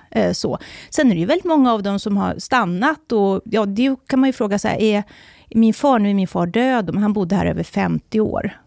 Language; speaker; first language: Swedish; native; Swedish